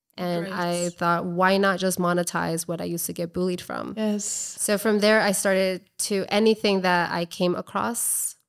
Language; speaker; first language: English; native; English